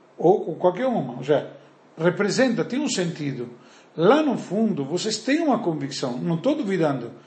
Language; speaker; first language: Portuguese; native; Portuguese